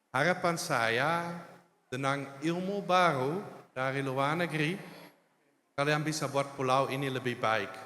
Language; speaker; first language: Indonesian; non-native, fluent; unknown